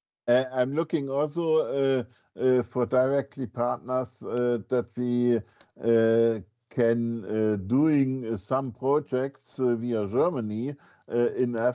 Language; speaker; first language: English; non-native, fluent; German